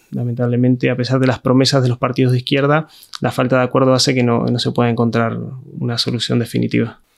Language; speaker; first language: Spanish; native; Spanish